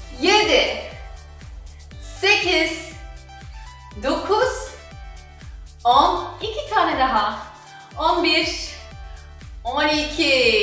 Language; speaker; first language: Turkish; non-native, fluent; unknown